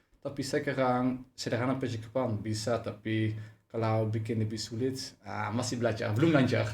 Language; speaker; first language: Indonesian; non-native, learner; Dutch